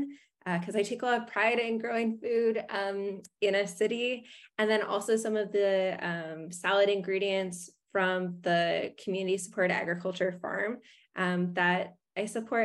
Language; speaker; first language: English; native; English